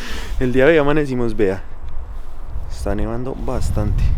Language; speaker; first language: Spanish; native; Spanish